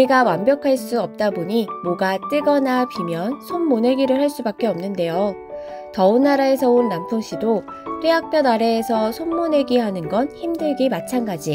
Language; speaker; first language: Korean; native; Korean